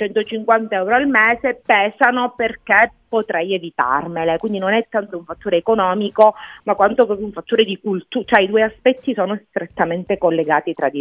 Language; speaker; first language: Italian; native; Italian